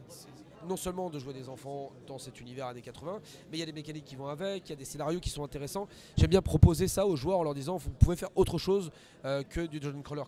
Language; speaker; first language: French; native; French